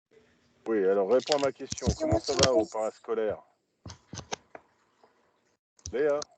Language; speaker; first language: French; native; French